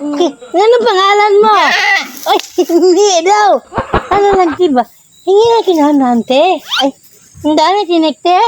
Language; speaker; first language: Filipino; non-native, local second language; Cebuano